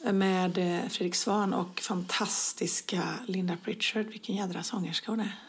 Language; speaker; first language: Swedish; native; Swedish